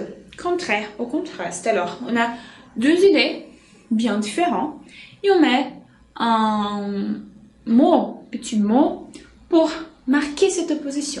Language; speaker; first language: French; non-native, fluent; Portuguese